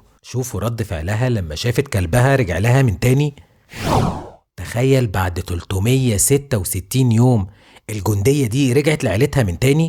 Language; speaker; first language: Arabic; native; Arabic